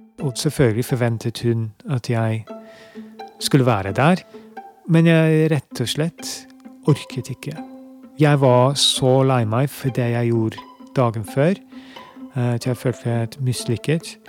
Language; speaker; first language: Norwegian; non-native, fluent; English